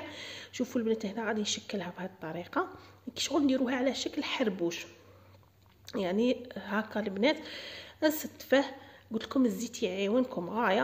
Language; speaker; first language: Arabic; native; Arabic